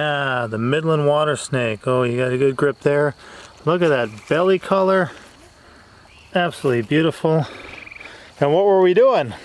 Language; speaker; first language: English; native; English